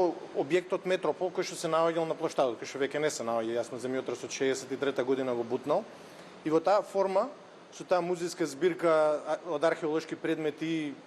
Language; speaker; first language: Macedonian; native; Macedonian